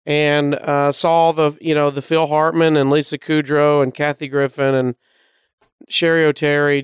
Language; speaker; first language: English; native; English